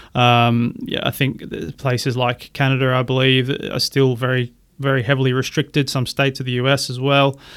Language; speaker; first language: English; native; English